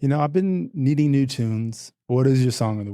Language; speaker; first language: English; native; English